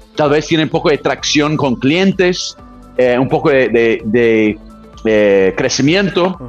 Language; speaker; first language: Spanish; non-native, fluent; English